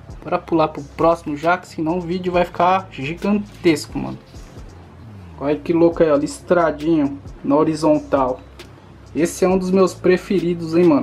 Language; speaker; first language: Portuguese; native; Portuguese